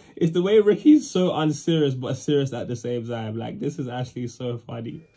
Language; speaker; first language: English; native; English